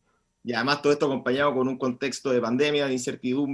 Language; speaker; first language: Spanish; native; Spanish